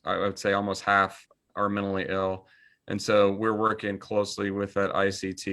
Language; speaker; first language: English; native; English